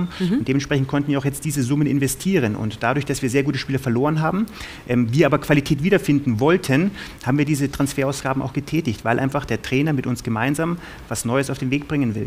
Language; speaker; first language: German; native; German